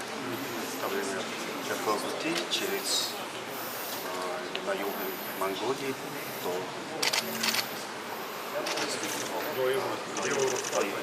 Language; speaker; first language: Russian; non-native, learner; Mongolian